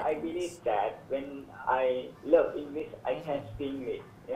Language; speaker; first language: English; non-native, learner; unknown